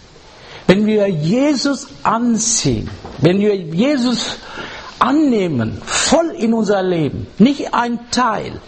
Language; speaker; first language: German; non-native, fluent; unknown